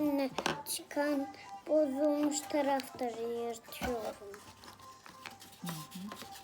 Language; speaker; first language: Turkish; early bilingual, heritage; Turkish